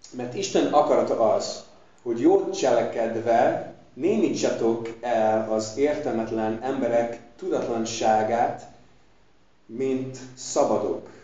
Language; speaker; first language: Hungarian; non-native, fluent; English